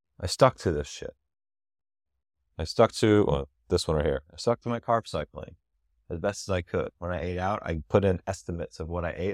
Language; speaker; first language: English; native; English